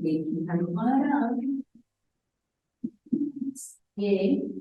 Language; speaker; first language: Spanish; native; Spanish